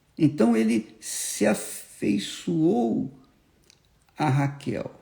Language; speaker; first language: Portuguese; native; Portuguese